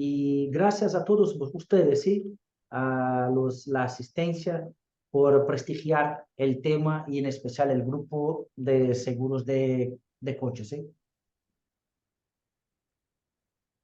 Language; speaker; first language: Spanish; non-native, fluent; Portuguese